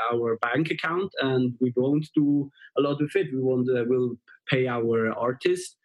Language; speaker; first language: English; non-native, fluent; German